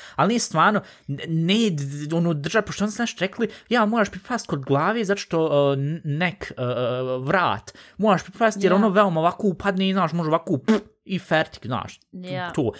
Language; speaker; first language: Bosnian; early bilingual, heritage; Bosnian